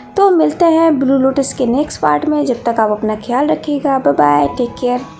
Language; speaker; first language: Hindi; native; Hindi